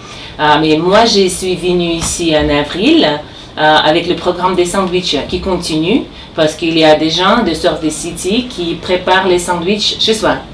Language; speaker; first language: French; non-native, learner; Russian